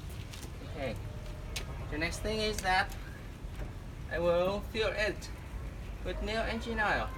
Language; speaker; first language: English; non-native, learner; Vietnamese